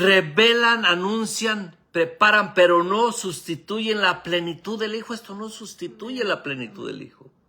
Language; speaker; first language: Spanish; native; Spanish